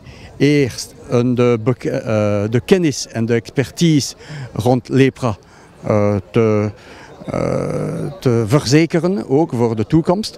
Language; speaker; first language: Dutch; non-native, fluent; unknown